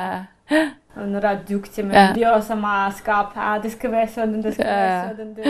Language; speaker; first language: Danish; non-native, learner; Russian